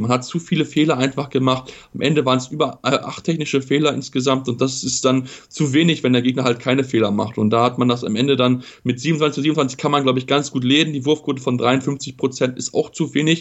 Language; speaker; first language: German; native; German